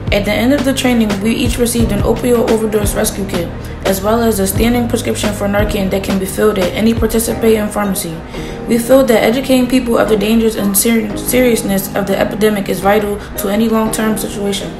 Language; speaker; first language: English; native; English